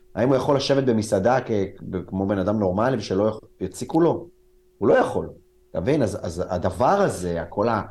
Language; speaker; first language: Hebrew; native; Hebrew